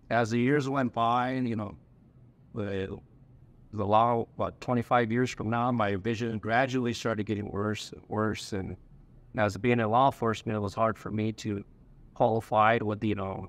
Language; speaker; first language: English; native; English